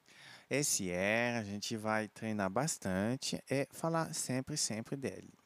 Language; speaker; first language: Portuguese; non-native, fluent; French